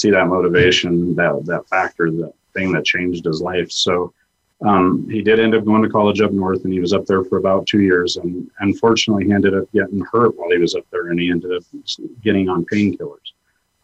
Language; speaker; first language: English; native; English